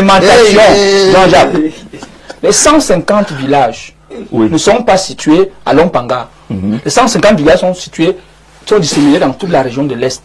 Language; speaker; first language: French; native; French